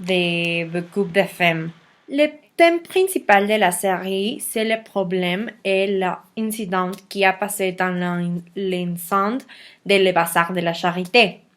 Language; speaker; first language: French; non-native, learner; Spanish